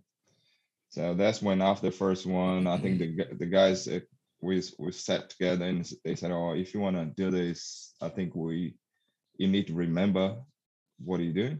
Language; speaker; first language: English; non-native, fluent; Portuguese